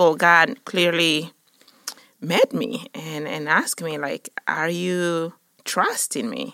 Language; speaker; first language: English; non-native, fluent; Spanish